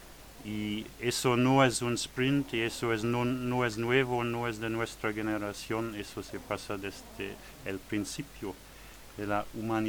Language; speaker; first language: Spanish; non-native, learner; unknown